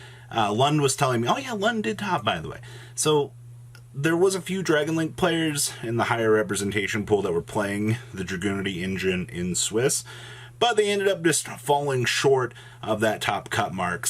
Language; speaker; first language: English; native; English